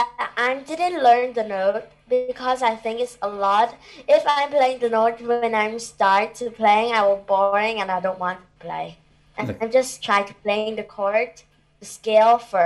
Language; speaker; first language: English; non-native, learner; Thai